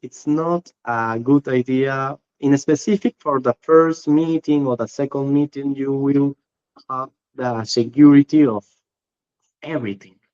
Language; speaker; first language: English; non-native, learner; Spanish